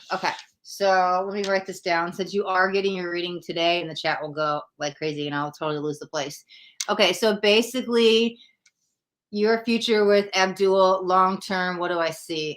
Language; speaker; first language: English; native; English